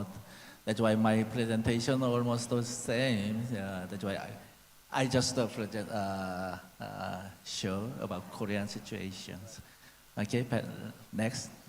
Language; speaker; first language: English; non-native, learner; Korean